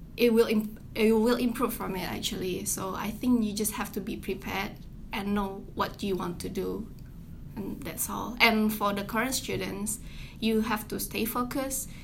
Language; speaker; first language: English; non-native, fluent; Indonesian